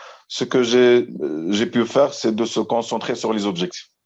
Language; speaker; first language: French; non-native, local second language; Arabic